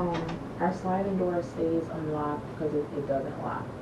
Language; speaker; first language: English; native; English